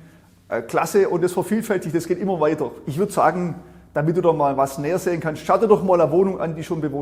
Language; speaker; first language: German; native; German